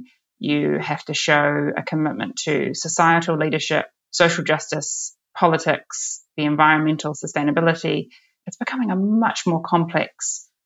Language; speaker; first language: English; native; English